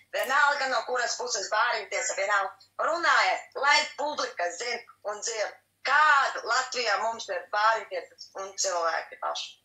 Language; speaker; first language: Latvian; native; Latvian